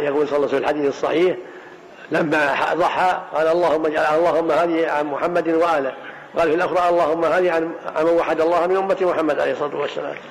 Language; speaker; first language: Arabic; native; Arabic